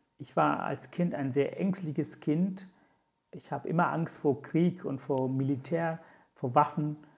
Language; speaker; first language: German; non-native, fluent; Tamil